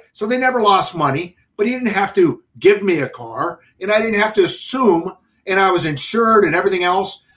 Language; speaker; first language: English; native; English